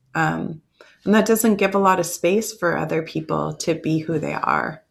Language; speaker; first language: English; early bilingual, other home language; Italian